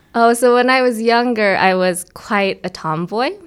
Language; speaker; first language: English; early bilingual, other home language; Korean